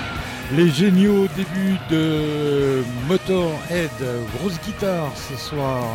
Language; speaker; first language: French; native; French